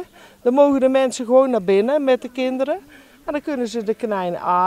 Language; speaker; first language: Dutch; native; Dutch